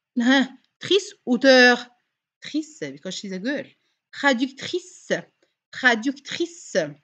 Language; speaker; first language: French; non-native, fluent; Arabic